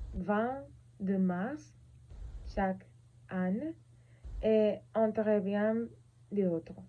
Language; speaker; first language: French; non-native, learner; Spanish